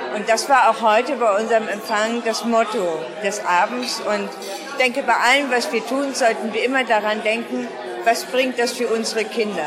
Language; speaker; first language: German; native; German